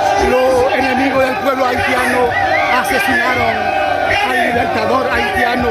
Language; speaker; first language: Spanish; non-native, fluent; Haitian Creole